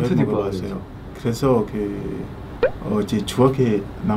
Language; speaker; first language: Korean; non-native, learner; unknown